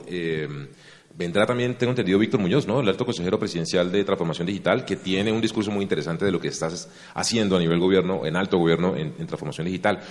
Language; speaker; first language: Spanish; native; Spanish